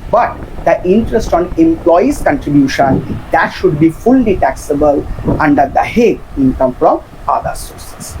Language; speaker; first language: English; non-native, local second language; Bangla